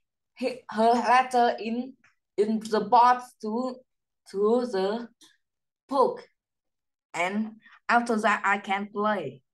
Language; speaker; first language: English; non-native, learner; Vietnamese